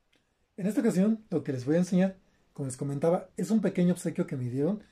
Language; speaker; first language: Spanish; native; Spanish